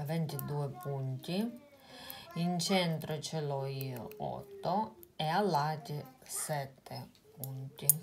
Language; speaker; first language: Italian; non-native, fluent; Russian